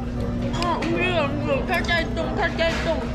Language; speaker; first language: Chinese; non-native, fluent; Korean